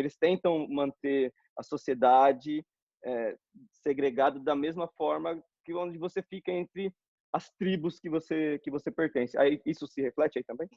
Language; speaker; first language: Portuguese; native; Portuguese